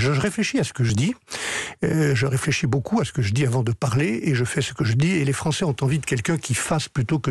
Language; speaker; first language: French; native; French